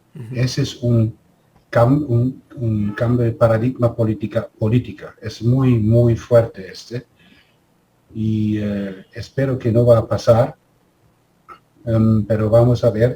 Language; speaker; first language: Spanish; non-native, fluent; German